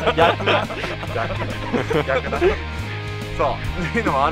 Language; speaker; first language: Japanese; native; Japanese